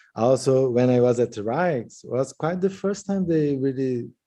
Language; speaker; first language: English; non-native, fluent; Portuguese